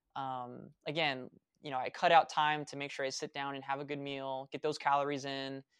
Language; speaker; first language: English; native; English